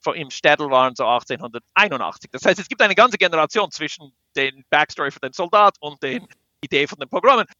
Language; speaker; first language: German; non-native, fluent; English